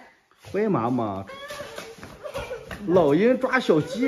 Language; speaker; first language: Chinese; native; Chinese